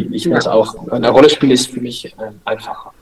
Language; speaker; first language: German; non-native, learner; Dutch